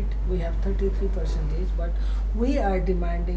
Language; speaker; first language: English; non-native, local second language; Nepali